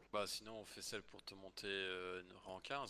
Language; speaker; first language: French; native; French